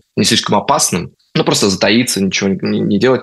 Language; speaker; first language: Russian; native; Russian